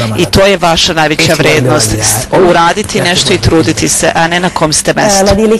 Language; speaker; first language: Serbian; non-native, fluent; Spanish